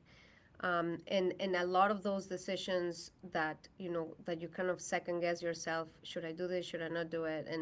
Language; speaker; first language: English; non-native, fluent; Spanish